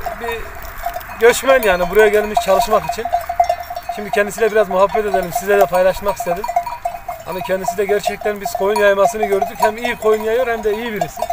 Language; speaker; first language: Turkish; native; Turkish